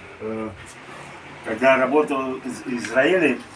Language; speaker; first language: Russian; early bilingual, heritage; Russian